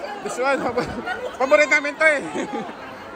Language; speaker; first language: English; non-native, learner; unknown